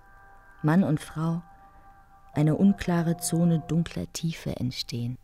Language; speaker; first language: German; native; German